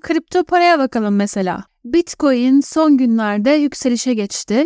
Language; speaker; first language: Turkish; native; Turkish